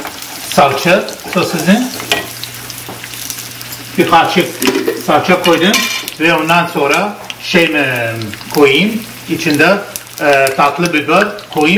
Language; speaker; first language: Turkish; non-native, learner; Arabic